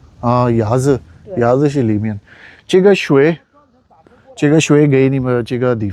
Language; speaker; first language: Chinese; non-native, learner; Urdu